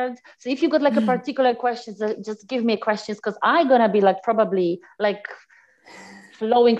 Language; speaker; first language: English; non-native, fluent; Polish